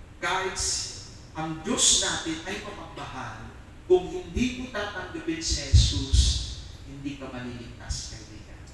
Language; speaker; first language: Filipino; non-native, local second language; Iloko